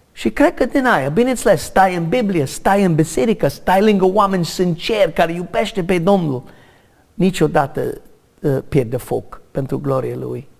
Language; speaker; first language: Romanian; non-native, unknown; English